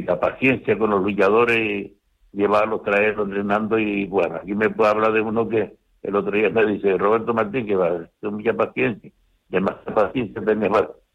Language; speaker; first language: Spanish; native; Spanish